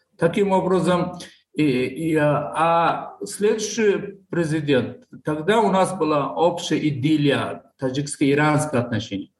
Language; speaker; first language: Russian; non-native, local second language; Tajik